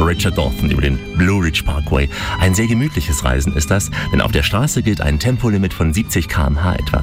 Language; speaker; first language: German; native; German